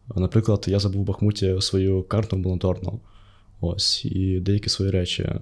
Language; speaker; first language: Ukrainian; non-native, local second language; Russian